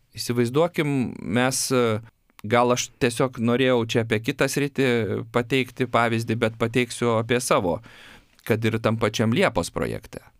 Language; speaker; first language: Lithuanian; native; Lithuanian